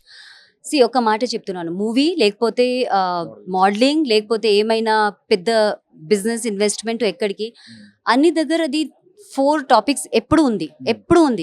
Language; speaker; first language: Telugu; non-native, learner; Hindi